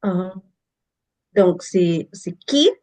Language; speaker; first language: French; non-native, learner; English